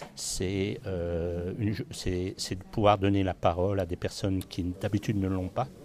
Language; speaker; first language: French; native; French